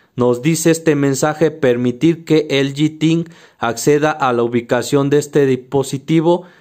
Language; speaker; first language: Spanish; native; Spanish